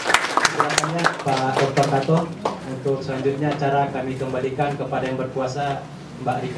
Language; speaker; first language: Indonesian; native; Indonesian